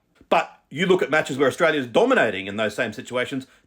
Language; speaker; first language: English; native; English